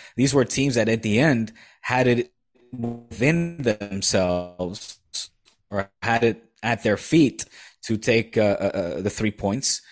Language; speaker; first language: English; non-native, fluent; Dutch